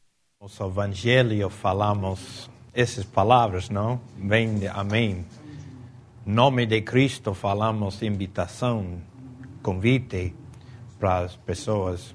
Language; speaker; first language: Portuguese; non-native, fluent; Spanish